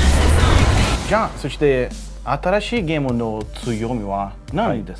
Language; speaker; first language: Japanese; non-native, learner; Portuguese